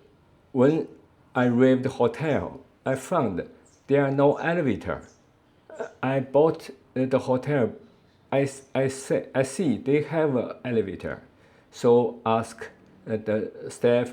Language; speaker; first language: English; non-native, learner; Chinese